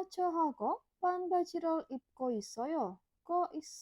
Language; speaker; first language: Korean; non-native, fluent; Indonesian